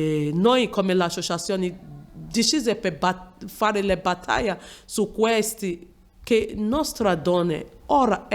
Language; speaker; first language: Italian; non-native, learner; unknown